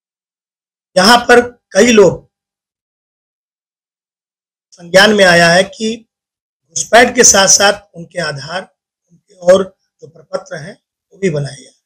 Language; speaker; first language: Hindi; native; Hindi